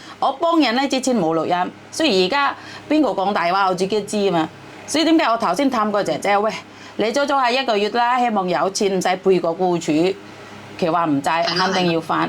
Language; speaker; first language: Cantonese; non-native, fluent; Javanese